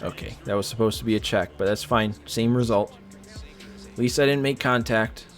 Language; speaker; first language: English; native; English